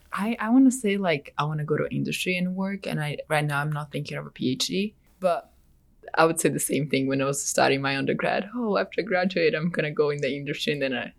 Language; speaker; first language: English; non-native, fluent; Portuguese